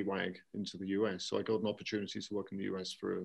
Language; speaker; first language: English; native; English